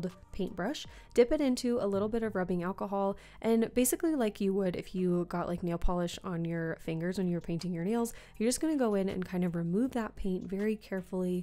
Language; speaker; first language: English; native; English